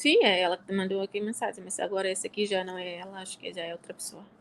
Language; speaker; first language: Portuguese; non-native, local second language; Tetum